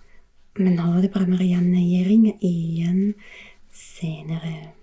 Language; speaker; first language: Norwegian; non-native, learner; German